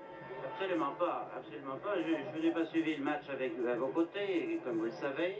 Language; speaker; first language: French; native; French